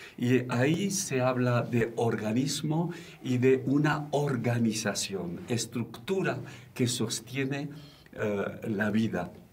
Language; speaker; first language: Spanish; non-native, fluent; French